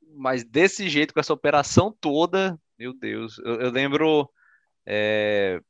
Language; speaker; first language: Portuguese; native; Portuguese